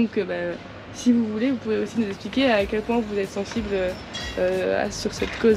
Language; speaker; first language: French; native; French